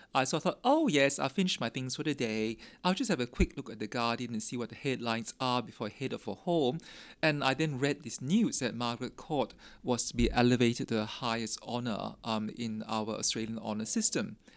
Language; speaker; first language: English; non-native, local second language; Min Nan Chinese